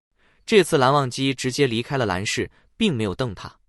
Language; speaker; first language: Chinese; native; Chinese